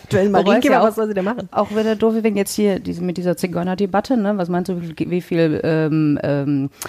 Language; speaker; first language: German; native; German